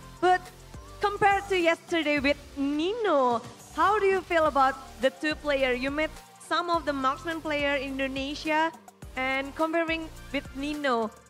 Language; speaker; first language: English; non-native, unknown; Indonesian